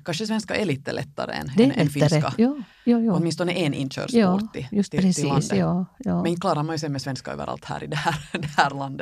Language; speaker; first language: Swedish; native; Swedish